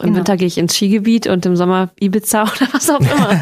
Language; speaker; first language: German; native; German